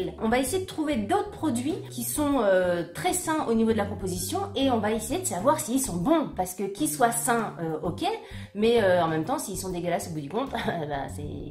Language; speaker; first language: French; native; French